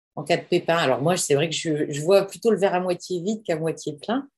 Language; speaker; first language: French; native; French